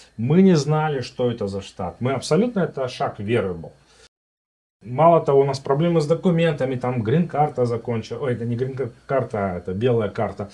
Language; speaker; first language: Russian; native; Russian